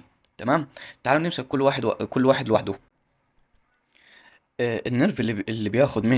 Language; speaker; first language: Arabic; native; Arabic